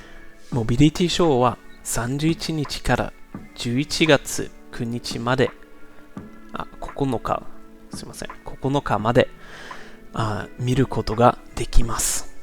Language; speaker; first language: Japanese; non-native, learner; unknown